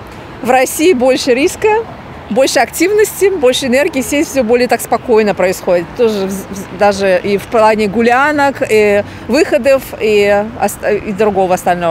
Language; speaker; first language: Russian; native; Russian